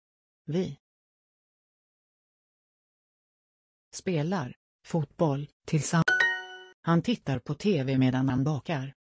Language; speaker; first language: Swedish; non-native, learner; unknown